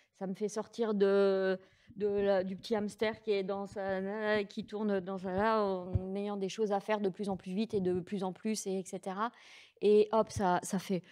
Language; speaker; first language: French; native; French